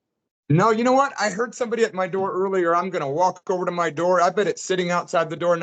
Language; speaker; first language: English; native; English